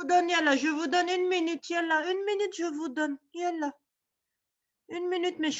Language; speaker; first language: French; non-native, local second language; Arabic